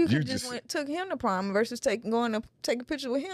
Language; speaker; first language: English; native; English